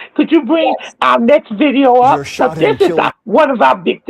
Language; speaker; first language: English; native; English